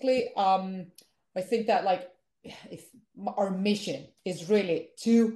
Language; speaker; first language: English; non-native, fluent; Finnish